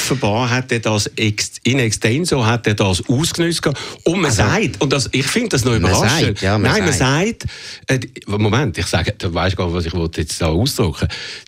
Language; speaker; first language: German; native; German